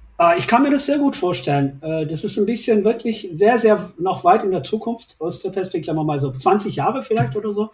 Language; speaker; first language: German; early bilingual, other home language; Turkish